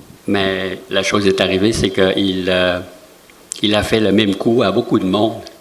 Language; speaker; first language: French; non-native, fluent; Vietnamese